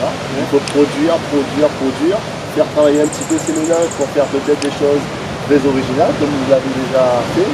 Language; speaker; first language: French; non-native, local second language; Réunion Creole French